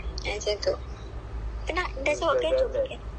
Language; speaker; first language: Malay; native; Malay